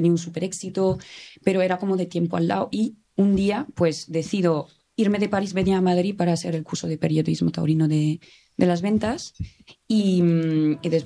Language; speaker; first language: Spanish; non-native, fluent; French